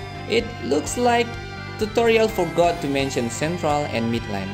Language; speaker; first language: English; non-native, learner; Indonesian